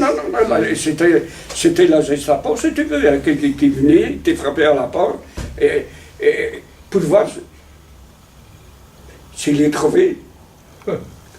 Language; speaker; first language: French; non-native, fluent; Italian